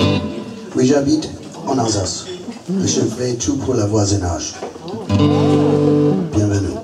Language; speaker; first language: French; non-native, learner; English